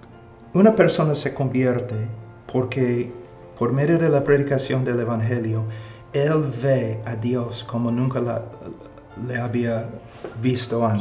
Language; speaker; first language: Spanish; non-native, fluent; English